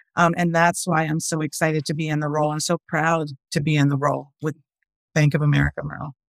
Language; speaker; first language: English; early bilingual, other home language; Spanish